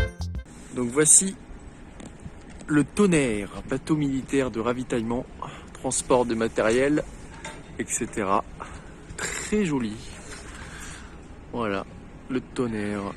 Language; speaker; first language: French; native; French